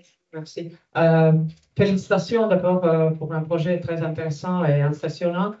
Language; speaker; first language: French; non-native, fluent; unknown